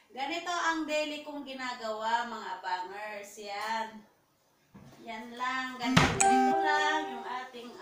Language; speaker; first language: Filipino; non-native, local second language; Iloko